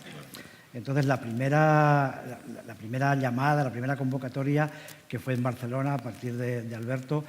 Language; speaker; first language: Spanish; native; Spanish